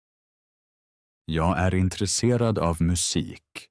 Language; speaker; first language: Swedish; non-native, fluent; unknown